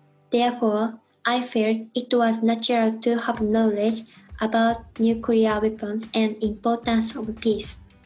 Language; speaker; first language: English; non-native, learner; Japanese